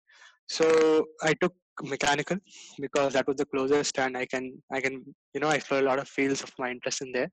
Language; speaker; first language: English; non-native, local second language; Gujarati